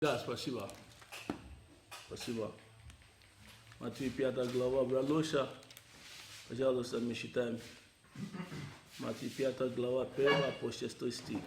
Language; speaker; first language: Russian; non-native, learner; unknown